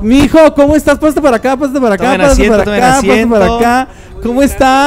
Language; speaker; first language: Spanish; native; Spanish